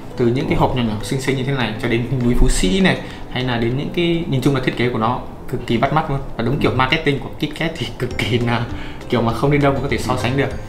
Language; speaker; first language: Vietnamese; native; Vietnamese